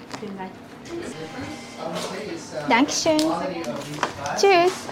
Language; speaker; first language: German; non-native, fluent; Japanese